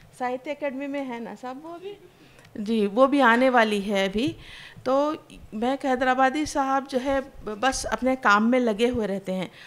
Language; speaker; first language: Hindi; non-native, local second language; Urdu